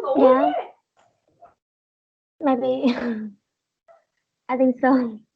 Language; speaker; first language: English; non-native, learner; Vietnamese